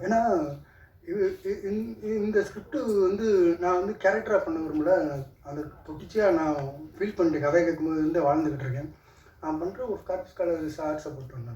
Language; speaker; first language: Tamil; native; Tamil